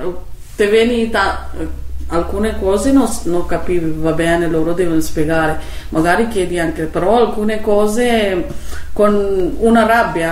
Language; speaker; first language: Italian; non-native, learner; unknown